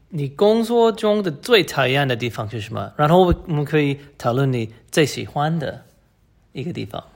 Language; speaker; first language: Chinese; non-native, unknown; English